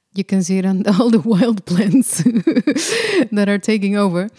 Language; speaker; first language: English; non-native, fluent; Spanish